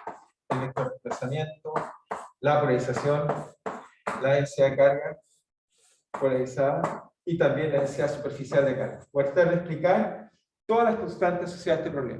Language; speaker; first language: Spanish; native; Spanish